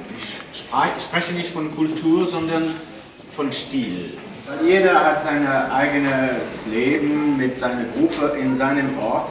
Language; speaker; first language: German; non-native, fluent; French